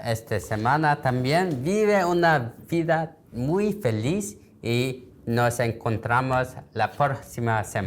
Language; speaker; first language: Spanish; non-native, learner; Korean